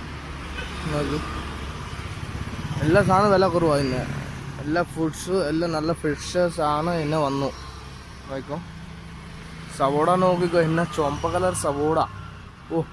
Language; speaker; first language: Malayalam; non-native, learner; Bangla